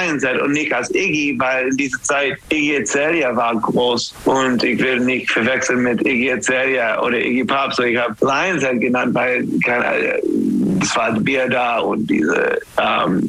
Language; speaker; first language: German; non-native, learner; English